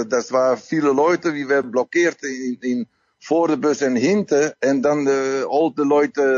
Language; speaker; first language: German; non-native, learner; Dutch